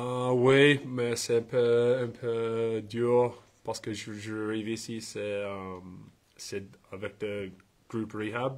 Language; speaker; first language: French; non-native, learner; English